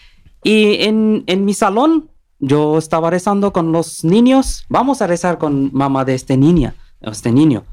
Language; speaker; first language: Spanish; non-native, learner; Bangla